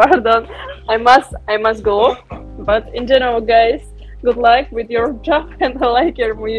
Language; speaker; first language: English; non-native, learner; Russian